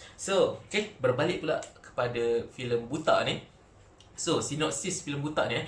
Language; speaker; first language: Malay; native; Malay